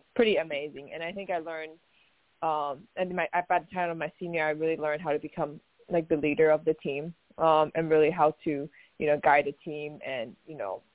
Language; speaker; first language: English; non-native, fluent; Chinese